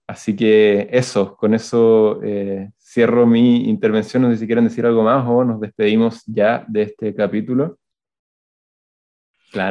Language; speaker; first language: Spanish; native; Spanish